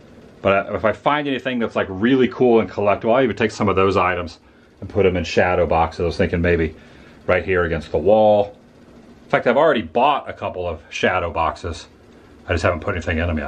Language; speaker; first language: English; native; English